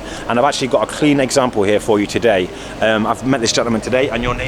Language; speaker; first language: English; native; English